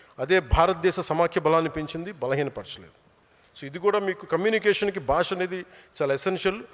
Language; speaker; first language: Telugu; native; Telugu